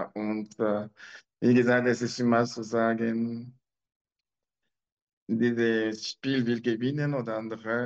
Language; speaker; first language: German; non-native, learner; French